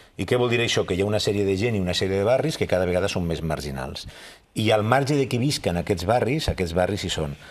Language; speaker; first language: Catalan; native; Catalan